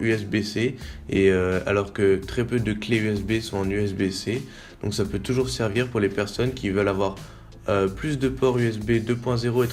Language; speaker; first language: French; native; French